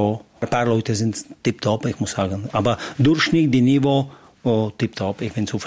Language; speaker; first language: German; non-native, learner; Czech